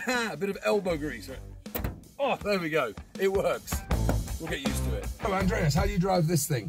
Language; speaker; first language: English; native; English